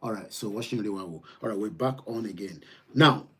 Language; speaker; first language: English; non-native, local second language; Yoruba